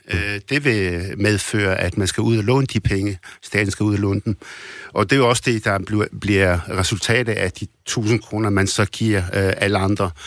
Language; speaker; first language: Danish; early bilingual, other home language; Arabic